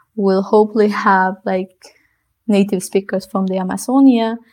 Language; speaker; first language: English; non-native, fluent; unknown